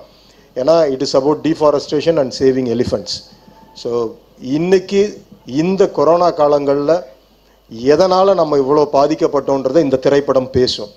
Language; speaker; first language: Tamil; native; Tamil